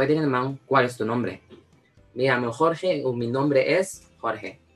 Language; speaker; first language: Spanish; non-native, fluent; Filipino